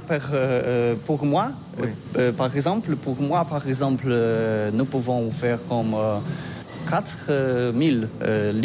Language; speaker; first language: French; non-native, learner; Polish